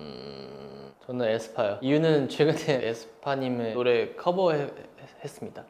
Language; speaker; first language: Korean; non-native, fluent; Chinese